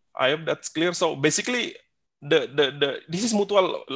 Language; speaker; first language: English; non-native, fluent; Indonesian